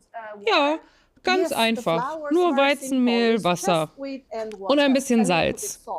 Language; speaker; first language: German; non-native, fluent; Chinese